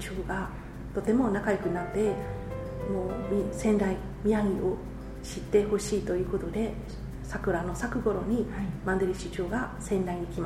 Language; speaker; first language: Japanese; non-native, fluent; Burmese